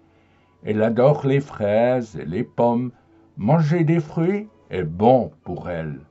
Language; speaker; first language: French; non-native, fluent; German